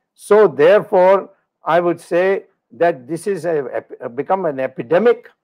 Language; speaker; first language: English; non-native, local second language; Tamil